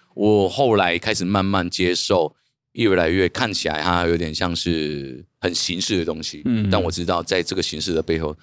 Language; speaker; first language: Chinese; native; Chinese